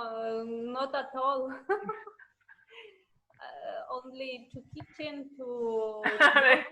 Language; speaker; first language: English; non-native, learner; Russian